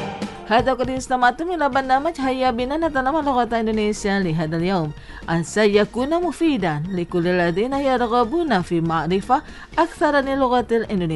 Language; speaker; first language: Arabic; non-native, fluent; Indonesian